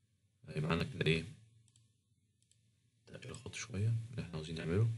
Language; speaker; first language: Arabic; native; Arabic